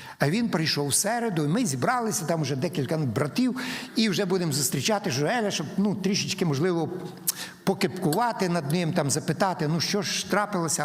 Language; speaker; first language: Ukrainian; native; Ukrainian